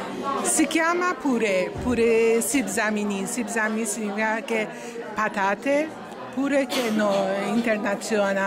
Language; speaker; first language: Italian; non-native, learner; Persian